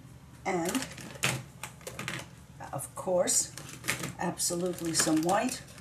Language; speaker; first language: English; native; English